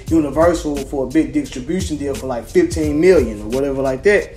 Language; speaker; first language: English; native; English